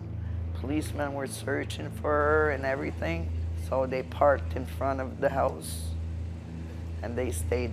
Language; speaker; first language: English; non-native, local second language; French